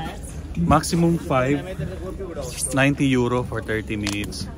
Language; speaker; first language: English; non-native, local second language; Filipino